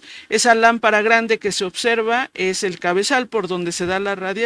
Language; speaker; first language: Spanish; native; Spanish